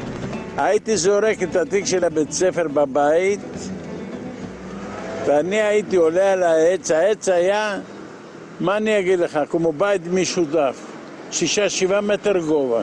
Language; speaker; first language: Hebrew; non-native, fluent; Ladino